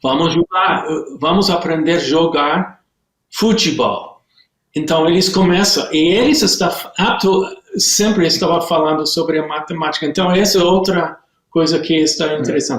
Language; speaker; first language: Portuguese; non-native, learner; English